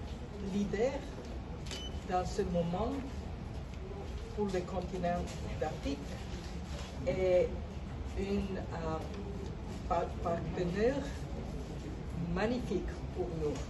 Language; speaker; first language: French; non-native, learner; Bulgarian